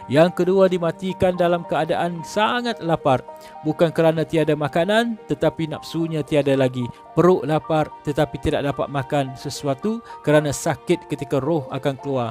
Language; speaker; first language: Malay; native; Malay